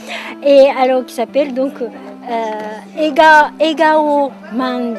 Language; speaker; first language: French; non-native, fluent; Japanese